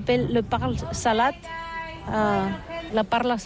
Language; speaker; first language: French; non-native, learner; Catalan